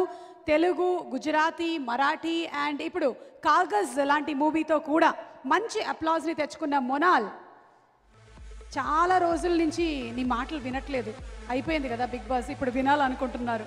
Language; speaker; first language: Telugu; native; Telugu